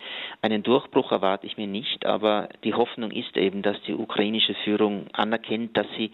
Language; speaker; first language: German; native; German